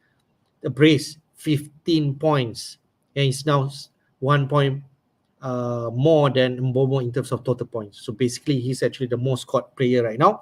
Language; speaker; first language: English; non-native, local second language; Malay